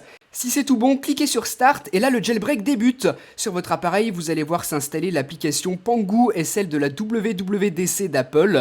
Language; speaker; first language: French; native; French